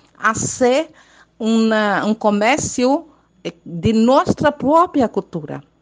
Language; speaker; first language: Spanish; non-native, fluent; Portuguese